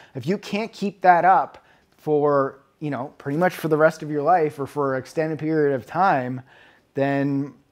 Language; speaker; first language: English; native; English